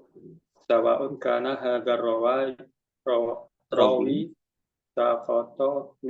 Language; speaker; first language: Arabic; non-native, learner; Indonesian